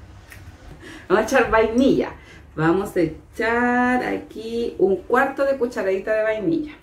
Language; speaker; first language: Spanish; native; Spanish